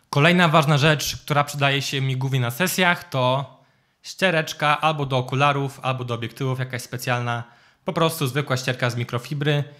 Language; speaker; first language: Polish; native; Polish